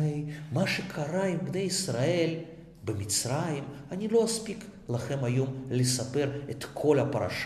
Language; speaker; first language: Hebrew; non-native, fluent; Russian